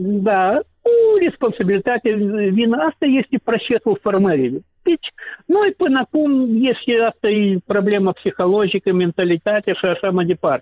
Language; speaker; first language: Romanian; non-native, local second language; Russian